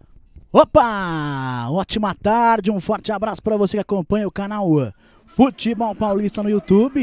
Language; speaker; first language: Portuguese; native; Portuguese